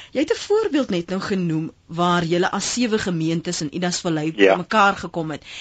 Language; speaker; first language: Afrikaans; native; Afrikaans